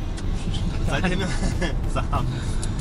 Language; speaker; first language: German; native; German